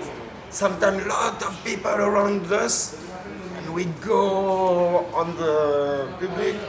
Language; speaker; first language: English; non-native, learner; French